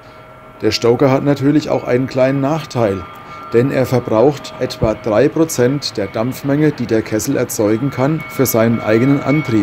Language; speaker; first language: German; native; German